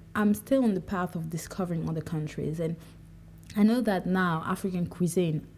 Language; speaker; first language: English; non-native, local second language; French